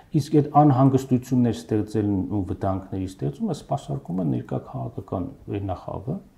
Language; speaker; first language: Armenian; native; Armenian